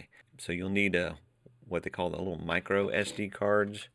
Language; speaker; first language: English; native; English